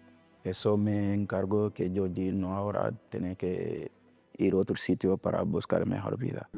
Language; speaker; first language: Spanish; non-native, learner; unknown